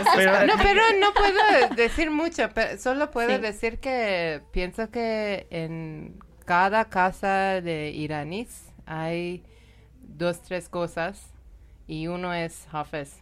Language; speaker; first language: Spanish; non-native, learner; Persian